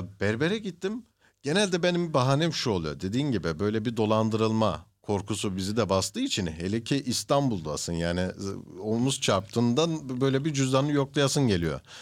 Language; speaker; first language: Turkish; early bilingual, heritage; Turkish